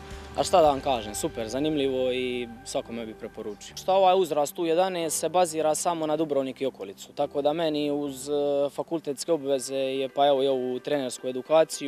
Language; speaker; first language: Croatian; native; Croatian